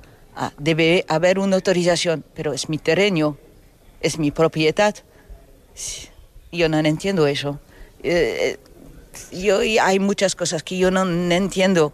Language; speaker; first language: Spanish; early bilingual, heritage; French